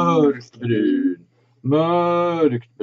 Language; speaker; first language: Swedish; native; Swedish